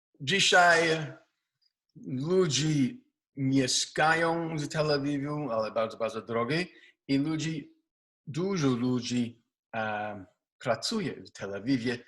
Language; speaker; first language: Polish; non-native, learner; Hebrew